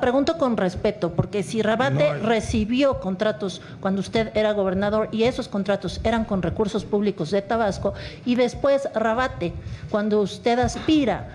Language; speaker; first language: Spanish; native; Spanish